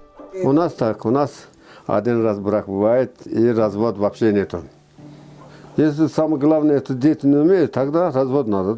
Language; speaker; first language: Russian; non-native, local second language; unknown